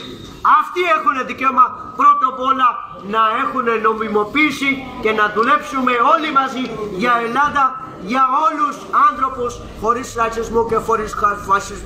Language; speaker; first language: Greek; non-native, fluent; Urdu